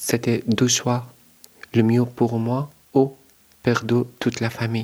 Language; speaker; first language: French; non-native, learner; Arabic